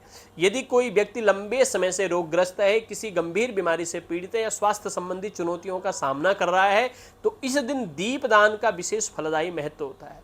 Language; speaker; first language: Hindi; native; Hindi